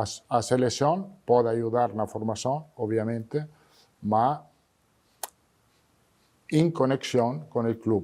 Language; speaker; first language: Portuguese; non-native, fluent; Italian